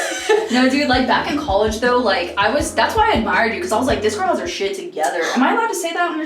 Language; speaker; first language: English; native; English